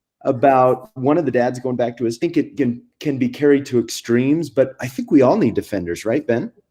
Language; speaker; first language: English; native; English